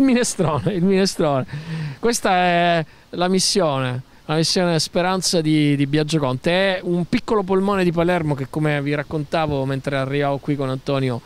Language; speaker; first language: Italian; native; Italian